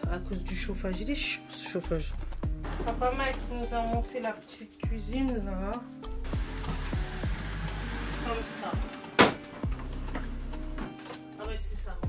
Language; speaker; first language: French; native; French